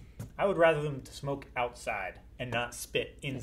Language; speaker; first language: English; native; English